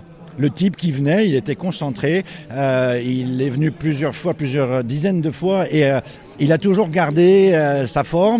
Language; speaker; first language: French; native; French